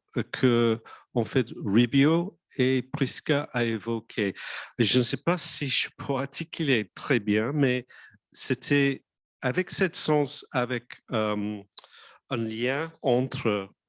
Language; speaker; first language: French; non-native, fluent; English